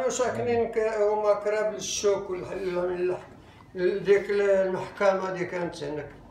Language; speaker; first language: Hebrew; non-native, fluent; Arabic